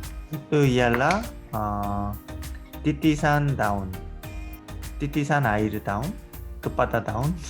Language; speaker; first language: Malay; non-native, learner; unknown